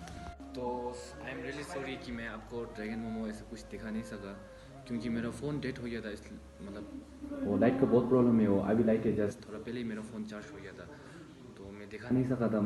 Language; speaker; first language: Hindi; non-native, local second language; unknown